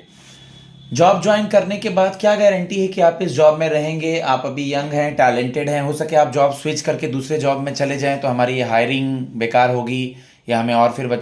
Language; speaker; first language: Hindi; native; Hindi